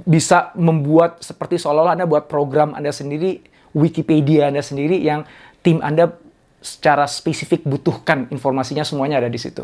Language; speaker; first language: Indonesian; native; Indonesian